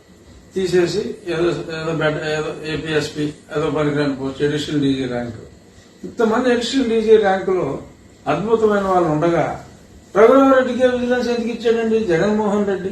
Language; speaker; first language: Telugu; native; Telugu